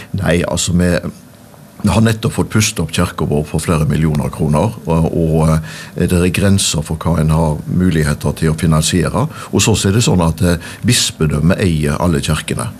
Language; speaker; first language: Norwegian; native; Norwegian